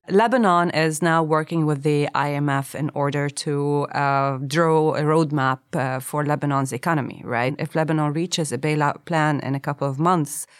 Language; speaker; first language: English; non-native, fluent; Arabic